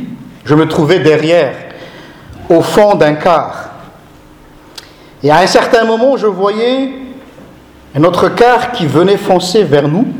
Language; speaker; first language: French; non-native, local second language; Malagasy